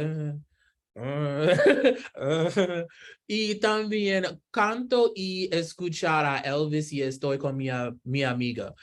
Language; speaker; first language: Spanish; non-native, learner; English